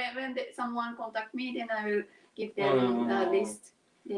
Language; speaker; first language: English; non-native, learner; Japanese